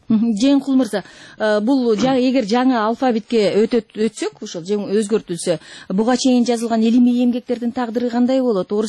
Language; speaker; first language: Kyrgyz; native; Kyrgyz